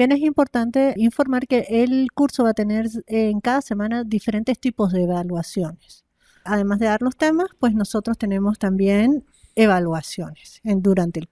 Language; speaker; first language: Spanish; native; Spanish